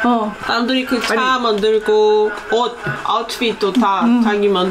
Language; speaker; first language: Korean; non-native, learner; Portuguese